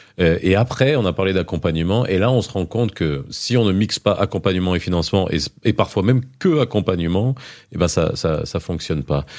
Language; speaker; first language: French; native; French